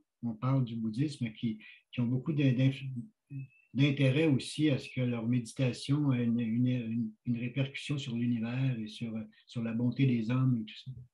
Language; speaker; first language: French; native; French